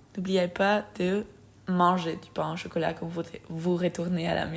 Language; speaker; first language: French; non-native, fluent; Spanish